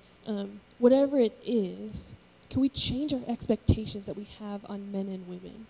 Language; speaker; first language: English; native; English